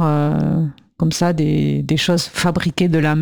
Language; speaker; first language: French; native; French